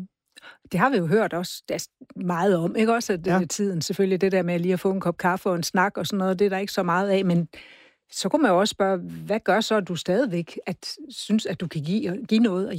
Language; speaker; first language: Danish; native; Danish